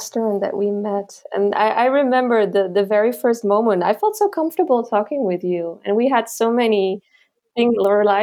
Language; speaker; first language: English; non-native, fluent; Dutch